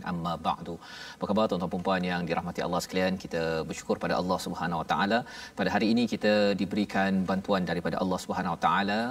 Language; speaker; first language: Malay; native; Malay